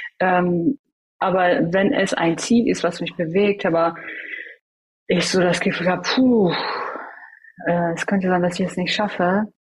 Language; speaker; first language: German; early bilingual, other home language; Persian